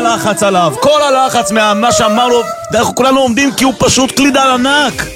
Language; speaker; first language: Hebrew; native; Hebrew